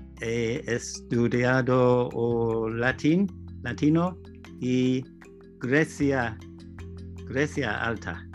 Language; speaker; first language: Spanish; non-native, learner; English